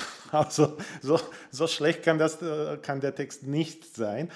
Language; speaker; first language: German; non-native, fluent; Slovak